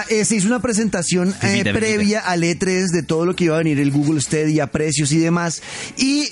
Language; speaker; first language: Spanish; native; Spanish